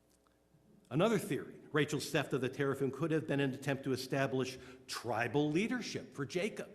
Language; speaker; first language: English; native; English